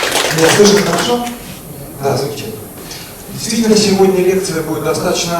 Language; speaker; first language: Russian; native; Russian